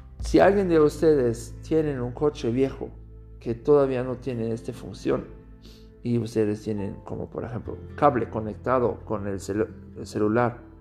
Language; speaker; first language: Spanish; non-native, learner; German